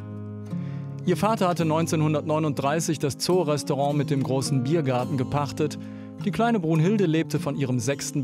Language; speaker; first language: German; native; German